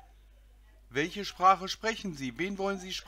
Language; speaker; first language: German; native; German